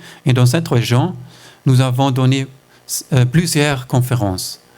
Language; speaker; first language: French; non-native, fluent; German